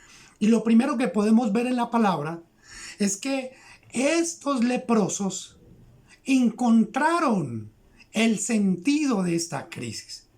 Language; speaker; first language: Spanish; native; Spanish